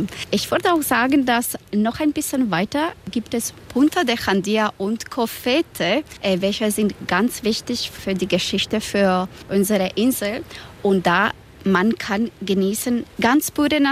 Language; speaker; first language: German; non-native, learner; Spanish